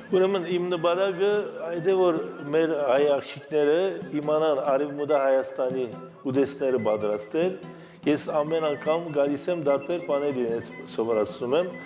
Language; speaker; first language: Armenian; early bilingual, heritage; Armenian